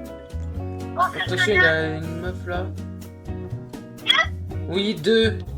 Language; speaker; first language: French; native; French